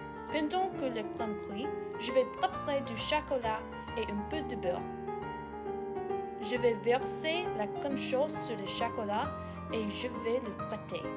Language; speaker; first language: French; non-native, learner; English